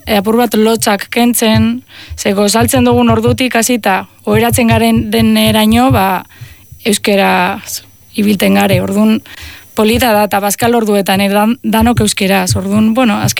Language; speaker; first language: Basque; native; Basque